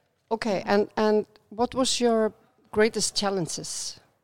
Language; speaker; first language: English; non-native, fluent; Icelandic